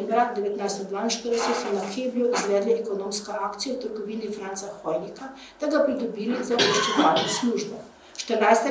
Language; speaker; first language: Slovenian; native; Slovenian